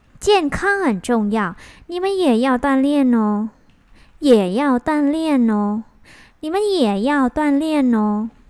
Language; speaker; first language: Chinese; non-native, fluent; Vietnamese